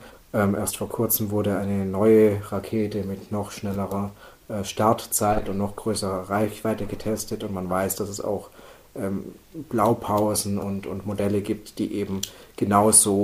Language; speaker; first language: German; native; German